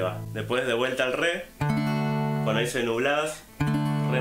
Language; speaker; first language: Spanish; native; Spanish